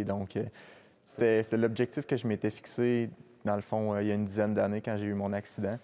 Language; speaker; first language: French; native; French